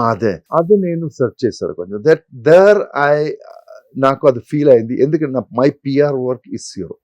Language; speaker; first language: Telugu; non-native, learner; Malayalam